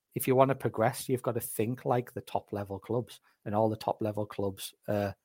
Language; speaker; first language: English; native; English